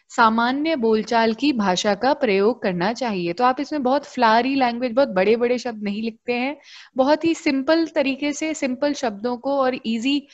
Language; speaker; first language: Hindi; native; Hindi